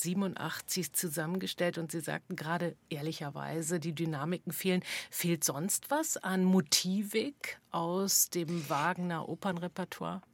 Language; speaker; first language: German; native; German